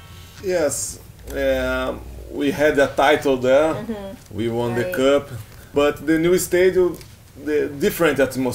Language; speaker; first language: English; non-native, learner; Portuguese